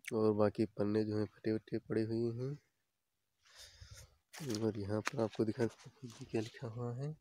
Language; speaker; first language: Hindi; native; Hindi